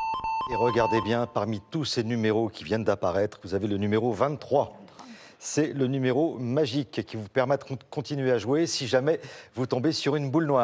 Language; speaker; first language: French; native; French